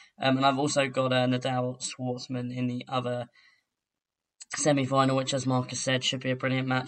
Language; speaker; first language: English; native; English